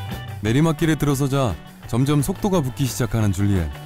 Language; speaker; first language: Korean; native; Korean